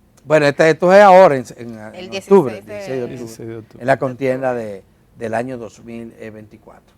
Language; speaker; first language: Spanish; native; Spanish